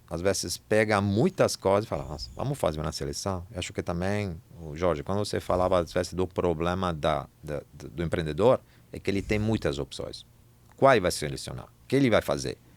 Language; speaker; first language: Portuguese; non-native, fluent; Italian